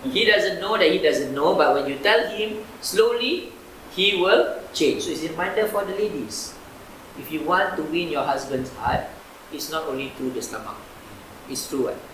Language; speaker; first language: English; non-native, local second language; Malay